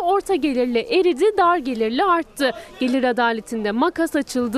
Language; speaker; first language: Turkish; native; Turkish